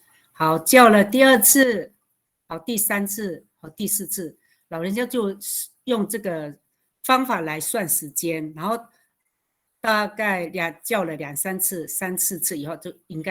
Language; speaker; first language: Chinese; non-native, local second language; Amis